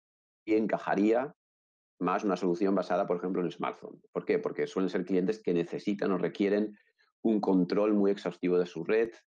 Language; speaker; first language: Spanish; native; Spanish